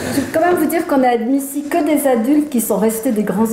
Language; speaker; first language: French; native; French